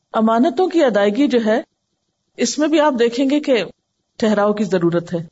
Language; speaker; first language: Urdu; native; Urdu